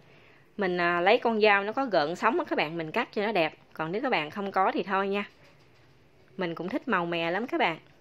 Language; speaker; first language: Vietnamese; native; Vietnamese